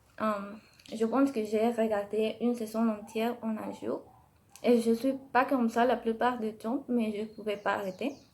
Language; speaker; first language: French; non-native, learner; Spanish